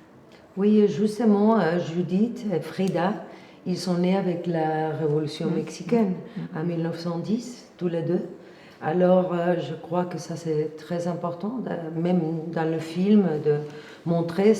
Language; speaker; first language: French; non-native, fluent; Spanish